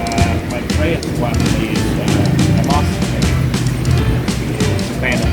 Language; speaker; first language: English; non-native, fluent; Vietnamese